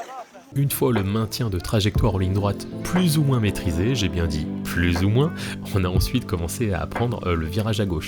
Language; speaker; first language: French; native; French